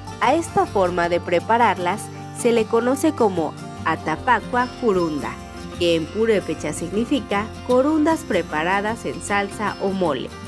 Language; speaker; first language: Spanish; native; Spanish